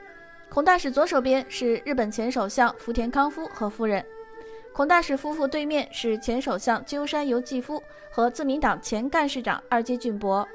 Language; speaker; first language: Chinese; native; Chinese